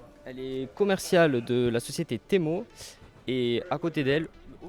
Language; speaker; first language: French; native; French